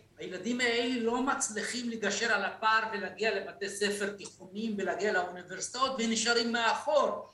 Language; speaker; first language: Hebrew; non-native, local second language; Arabic